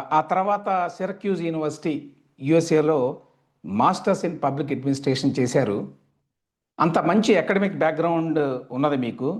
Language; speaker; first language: Telugu; native; Telugu